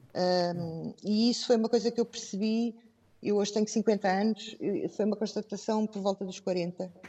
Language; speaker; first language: Portuguese; native; Portuguese